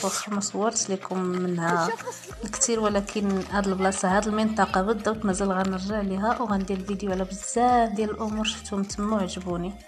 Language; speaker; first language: Arabic; native; Arabic